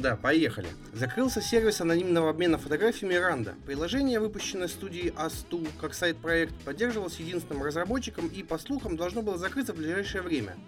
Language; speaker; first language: Russian; native; Russian